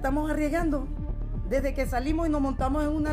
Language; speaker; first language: Spanish; native; Spanish